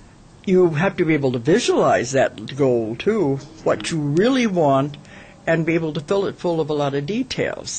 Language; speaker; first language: English; native; English